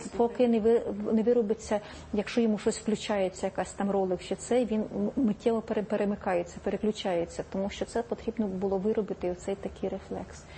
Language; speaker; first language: Ukrainian; native; Ukrainian